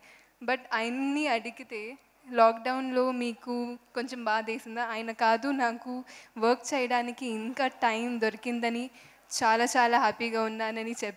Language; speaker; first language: Telugu; non-native, fluent; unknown